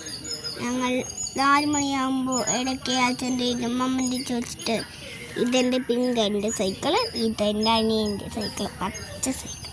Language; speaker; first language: Malayalam; native; Malayalam